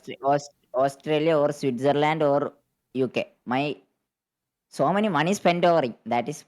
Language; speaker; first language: English; non-native, learner; Malayalam